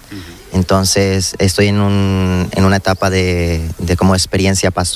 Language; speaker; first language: Spanish; native; Spanish